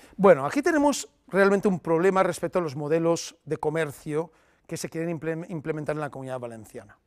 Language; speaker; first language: Spanish; native; Spanish